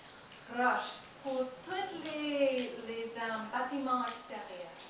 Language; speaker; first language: French; non-native, learner; English